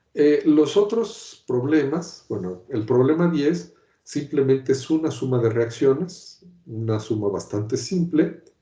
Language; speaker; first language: Spanish; native; Spanish